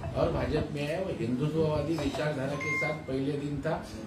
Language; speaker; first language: Hindi; non-native, local second language; Marathi